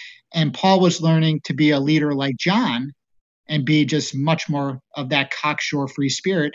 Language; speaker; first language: English; native; English